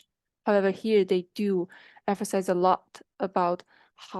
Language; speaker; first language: English; non-native, fluent; Chinese